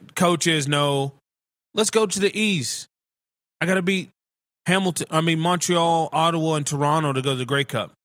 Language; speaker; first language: English; native; English